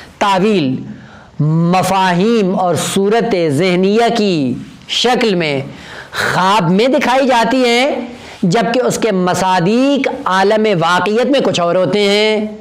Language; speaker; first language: Urdu; non-native, local second language; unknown